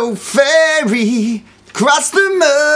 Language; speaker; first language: English; native; English